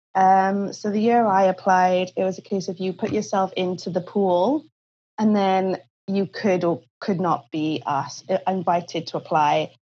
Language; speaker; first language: English; native; English